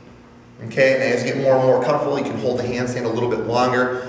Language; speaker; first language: English; native; English